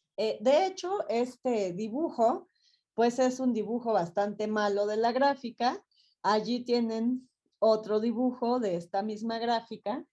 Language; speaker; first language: Spanish; native; Spanish